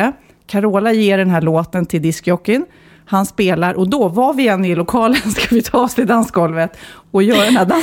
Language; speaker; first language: Swedish; native; Swedish